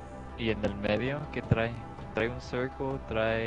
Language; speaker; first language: Spanish; early bilingual, other home language; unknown